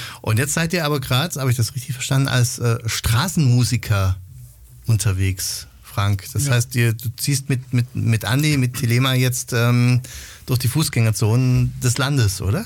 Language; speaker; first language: German; native; German